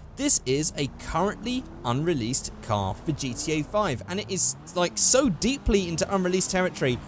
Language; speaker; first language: English; native; English